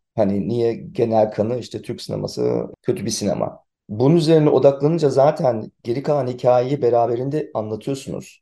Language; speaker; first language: Turkish; early bilingual, heritage; Turkish